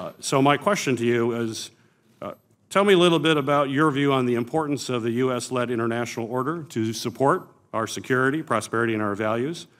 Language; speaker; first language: English; native; English